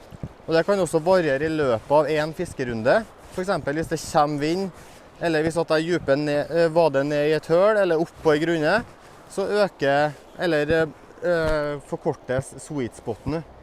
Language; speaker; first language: Norwegian; native; Norwegian